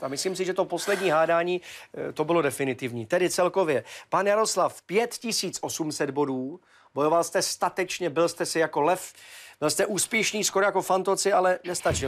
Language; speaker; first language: Czech; native; Czech